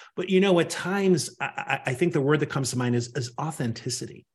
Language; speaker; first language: English; native; English